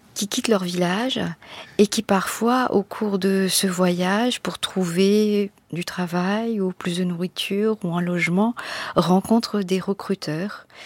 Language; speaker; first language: French; non-native, local second language; Morisyen